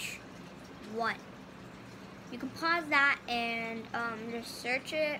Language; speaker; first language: English; native; English